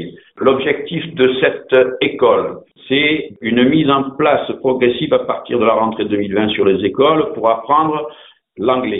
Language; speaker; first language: French; native; French